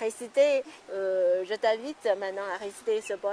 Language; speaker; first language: French; non-native, fluent; Chinese